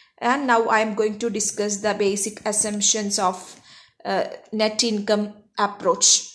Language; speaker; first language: English; non-native, local second language; Malayalam